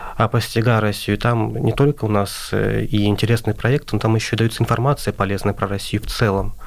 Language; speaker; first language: Russian; non-native, local second language; Azerbaijani